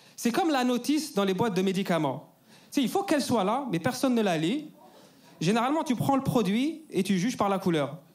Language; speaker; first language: French; non-native, local second language; Arabic